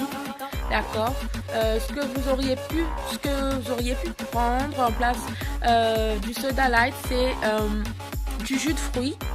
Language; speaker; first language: French; native; French